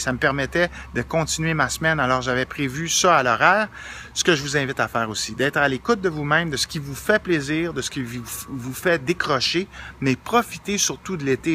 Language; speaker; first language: French; native; French